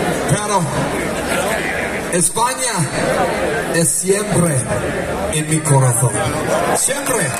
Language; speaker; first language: Spanish; non-native, learner; English